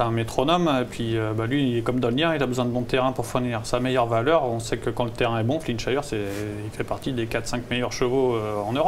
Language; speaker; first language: French; native; French